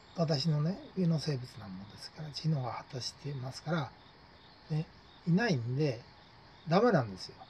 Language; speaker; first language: Japanese; native; Japanese